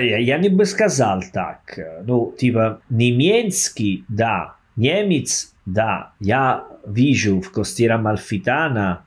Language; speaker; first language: Russian; non-native, learner; Italian